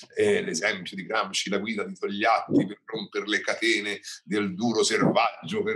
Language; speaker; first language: Italian; native; Italian